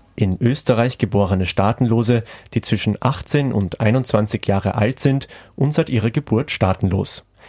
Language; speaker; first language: German; native; German